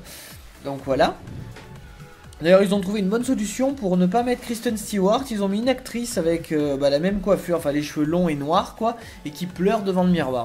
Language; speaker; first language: French; native; French